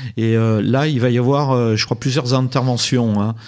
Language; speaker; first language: French; native; French